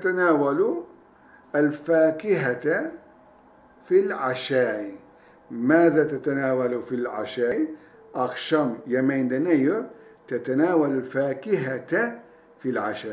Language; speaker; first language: Arabic; non-native, fluent; Turkish